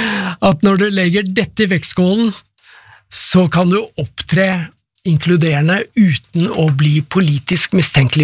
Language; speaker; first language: Norwegian; native; Norwegian